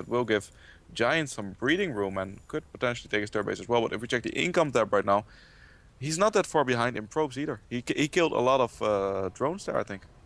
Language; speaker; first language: English; non-native, fluent; Dutch